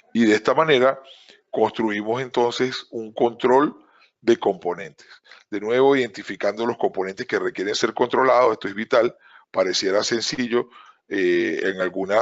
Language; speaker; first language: Spanish; native; Spanish